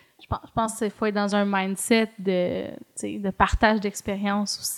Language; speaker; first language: French; native; French